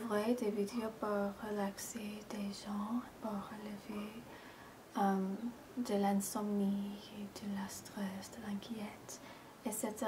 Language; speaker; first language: French; non-native, fluent; English